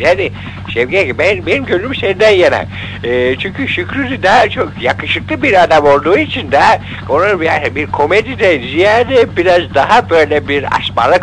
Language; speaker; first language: Turkish; native; Turkish